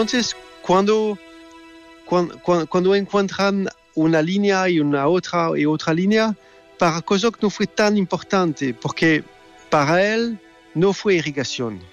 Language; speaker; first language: Spanish; non-native, learner; French